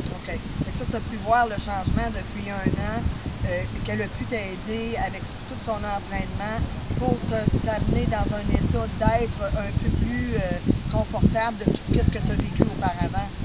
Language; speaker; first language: French; native; French